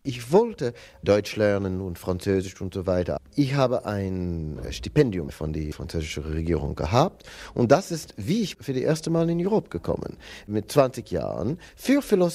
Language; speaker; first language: German; non-native, learner; English